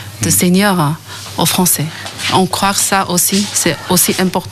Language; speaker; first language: French; non-native, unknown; Chinese